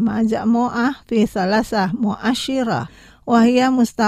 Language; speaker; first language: Arabic; non-native, fluent; Indonesian